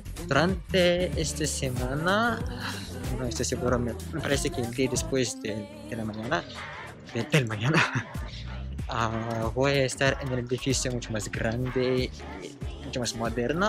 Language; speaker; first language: Spanish; non-native, fluent; Russian